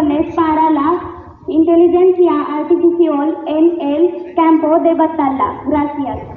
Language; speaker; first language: Spanish; non-native, learner; Marathi